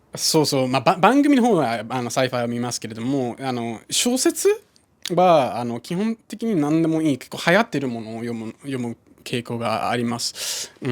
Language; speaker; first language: Japanese; non-native, fluent; English